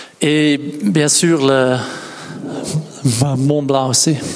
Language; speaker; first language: French; non-native, learner; Dutch